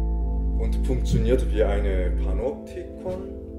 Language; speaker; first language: German; non-native, fluent; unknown